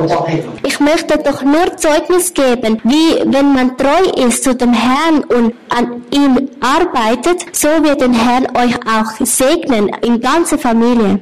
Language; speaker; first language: German; non-native, learner; Thai